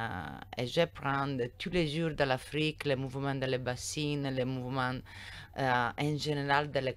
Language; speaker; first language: French; non-native, learner; Italian